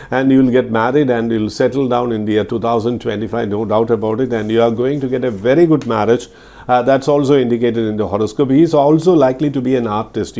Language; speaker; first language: English; non-native, local second language; Malayalam